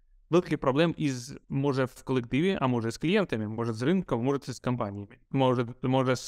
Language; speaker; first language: Ukrainian; non-native, local second language; Russian